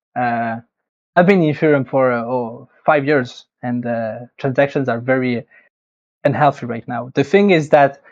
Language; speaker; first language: English; non-native, fluent; French